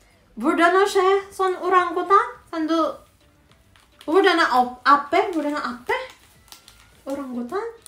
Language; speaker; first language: Norwegian; non-native, learner; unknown